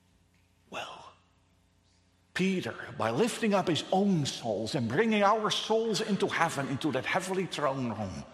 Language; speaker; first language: English; non-native, fluent; Dutch